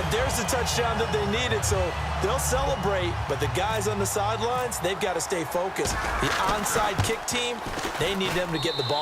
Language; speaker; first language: English; native; English